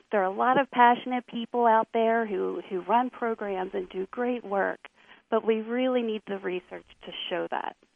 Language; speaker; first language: English; native; English